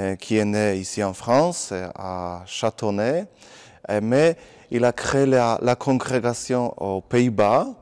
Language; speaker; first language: French; non-native, fluent; Polish